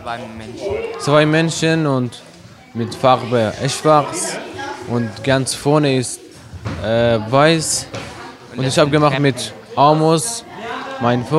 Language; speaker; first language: German; non-native, learner; Persian